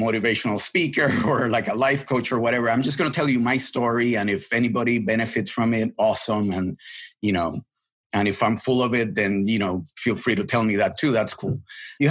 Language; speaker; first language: English; non-native, fluent; Spanish